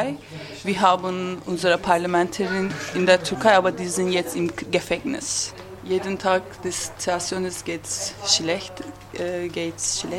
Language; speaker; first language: German; non-native, learner; Turkish